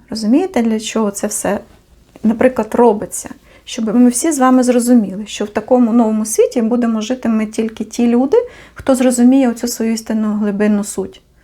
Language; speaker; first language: Ukrainian; native; Ukrainian